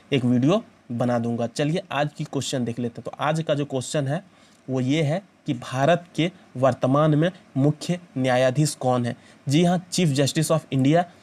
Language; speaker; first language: Hindi; native; Hindi